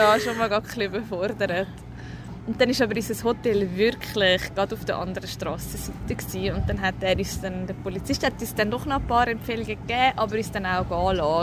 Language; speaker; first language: German; native; German